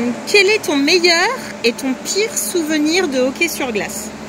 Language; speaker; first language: French; native; French